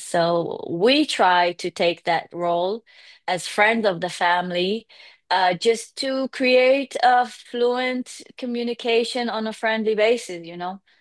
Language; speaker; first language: English; non-native, fluent; Hebrew